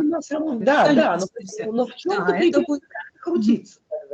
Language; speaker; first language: Russian; native; Russian